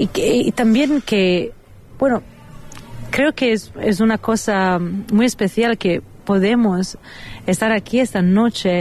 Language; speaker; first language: Spanish; non-native, fluent; Italian